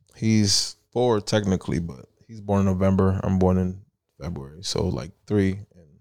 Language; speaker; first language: English; early bilingual, other home language; Italian